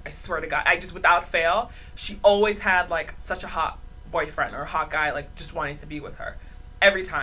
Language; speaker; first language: English; native; English